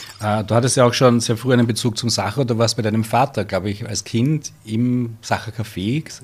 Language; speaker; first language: German; native; German